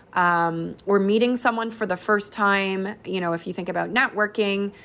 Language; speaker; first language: English; native; English